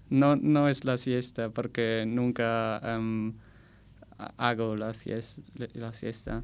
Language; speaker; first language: Spanish; non-native, learner; German